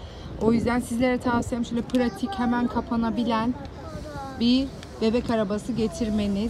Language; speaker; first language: Turkish; native; Turkish